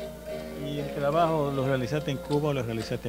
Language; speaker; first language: Spanish; native; Spanish